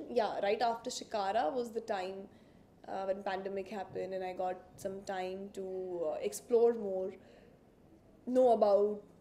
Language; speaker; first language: English; non-native, local second language; Hindi